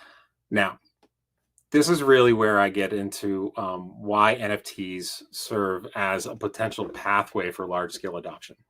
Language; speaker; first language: English; native; English